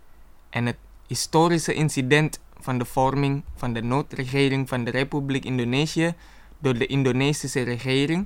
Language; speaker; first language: Dutch; non-native, fluent; Indonesian